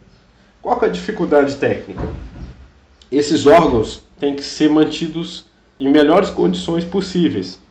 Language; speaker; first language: Portuguese; native; Portuguese